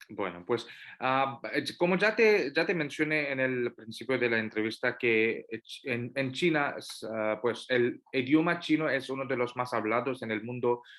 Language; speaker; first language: Spanish; non-native, fluent; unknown